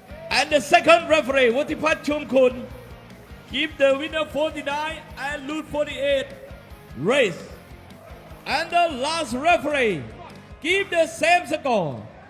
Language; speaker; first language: English; non-native, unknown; Thai